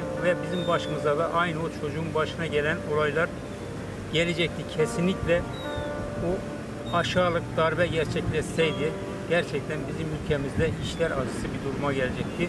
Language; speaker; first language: Turkish; native; Turkish